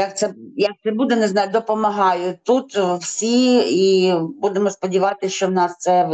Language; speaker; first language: Ukrainian; non-native, local second language; Russian